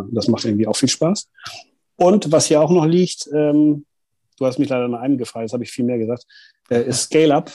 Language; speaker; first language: German; native; German